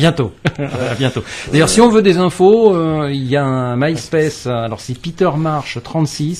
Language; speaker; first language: French; native; French